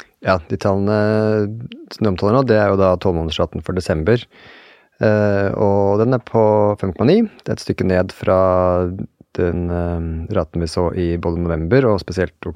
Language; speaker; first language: Norwegian; native; Norwegian